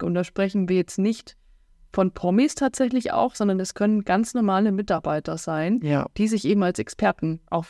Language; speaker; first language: German; native; German